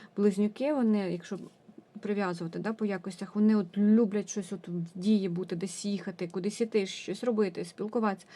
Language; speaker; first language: Ukrainian; non-native, local second language; Russian